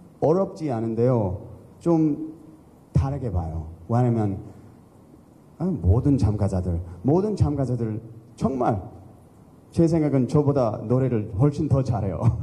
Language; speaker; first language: Korean; early bilingual, heritage; English